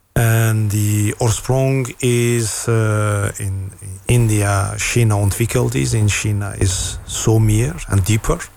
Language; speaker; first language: Dutch; non-native, fluent; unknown